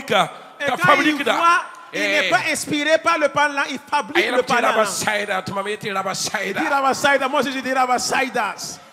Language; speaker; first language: French; non-native, local second language; Mossi